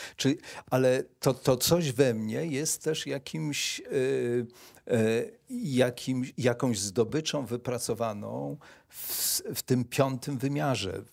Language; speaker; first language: Polish; native; Polish